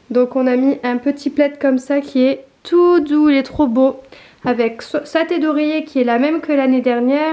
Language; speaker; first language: French; native; French